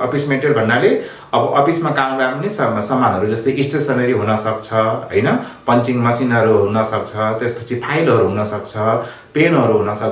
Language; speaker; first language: Nepali; native; Nepali